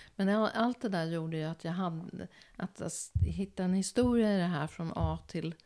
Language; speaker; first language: Swedish; early bilingual, other home language; Polish